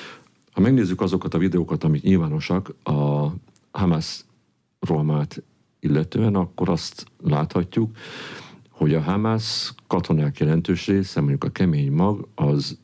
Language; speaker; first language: Hungarian; native; Hungarian